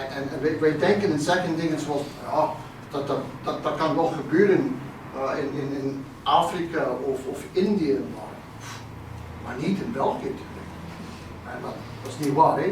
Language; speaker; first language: Dutch; non-native, fluent; English